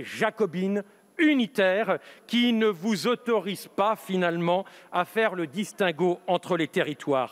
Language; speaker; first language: French; native; French